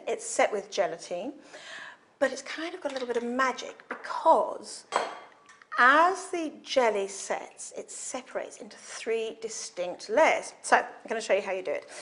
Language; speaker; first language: English; native; English